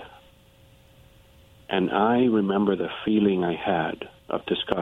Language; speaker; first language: English; early bilingual, other home language; Spanish